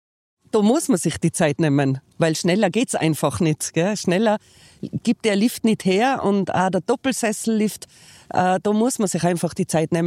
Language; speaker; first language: German; native; German